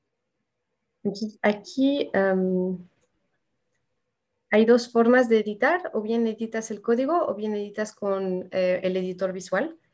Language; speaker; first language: Spanish; non-native, fluent; French